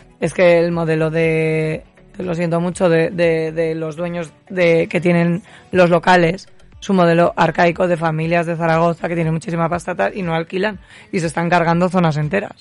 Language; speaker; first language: Spanish; native; Spanish